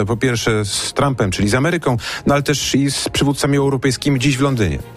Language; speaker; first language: Polish; native; Polish